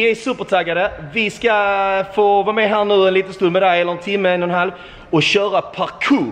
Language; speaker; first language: Swedish; native; Swedish